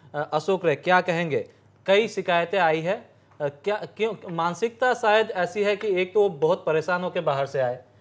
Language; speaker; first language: Hindi; native; Hindi